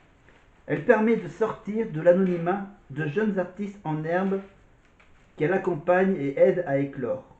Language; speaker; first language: French; native; French